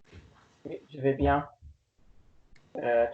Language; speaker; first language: French; non-native, learner; English